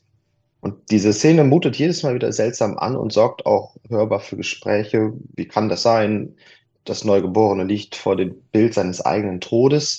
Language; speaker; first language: German; native; German